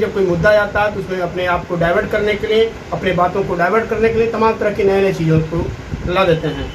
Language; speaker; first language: Hindi; native; Hindi